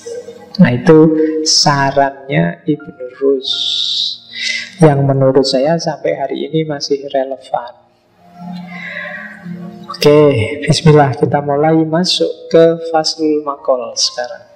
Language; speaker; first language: Indonesian; native; Indonesian